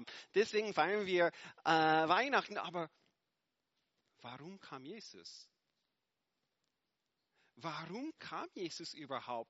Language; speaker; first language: German; non-native, fluent; English